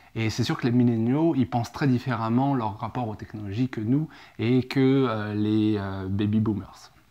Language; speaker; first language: French; native; French